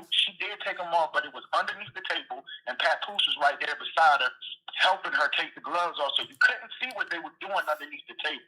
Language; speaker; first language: English; native; English